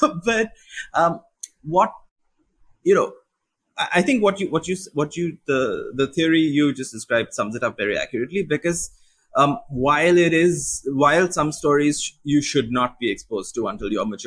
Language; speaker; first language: English; non-native, local second language; Bangla